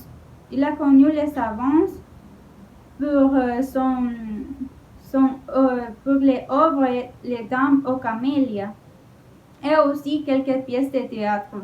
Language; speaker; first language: French; non-native, learner; Spanish